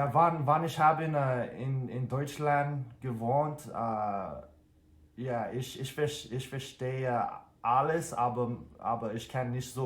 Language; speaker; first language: German; non-native, learner; English